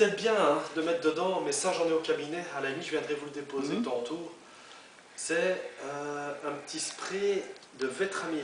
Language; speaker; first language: French; native; French